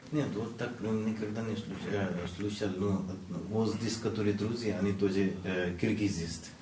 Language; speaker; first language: Russian; non-native, learner; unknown